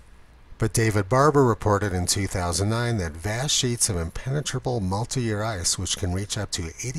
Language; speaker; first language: English; native; English